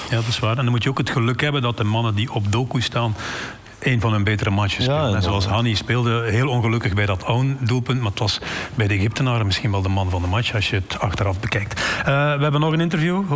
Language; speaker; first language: Dutch; native; Dutch